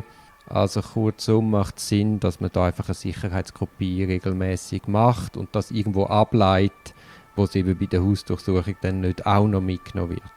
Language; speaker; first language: German; native; German